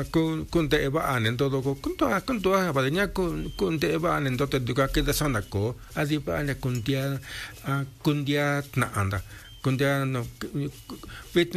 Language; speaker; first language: Spanish; non-native, local second language; Mixtepec Mixtec